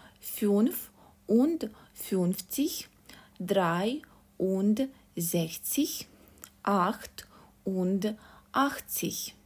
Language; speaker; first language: German; non-native, fluent; Russian